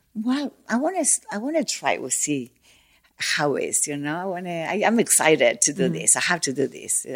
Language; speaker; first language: English; non-native, learner; Spanish